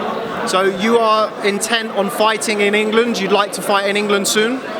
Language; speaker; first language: English; native; English